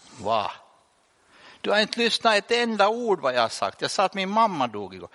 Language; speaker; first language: Swedish; native; Swedish